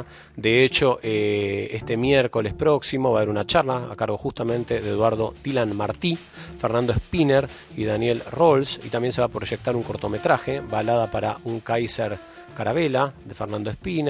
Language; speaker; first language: Spanish; native; Spanish